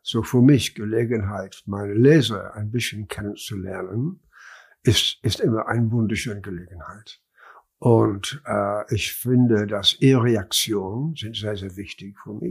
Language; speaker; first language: German; non-native, learner; English